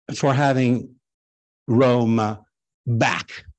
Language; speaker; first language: English; non-native, fluent; Italian